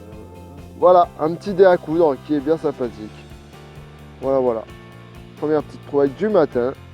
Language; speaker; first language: French; native; French